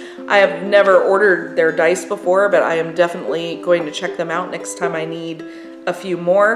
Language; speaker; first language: English; native; English